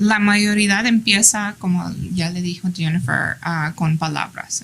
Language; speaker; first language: Spanish; early bilingual, heritage; English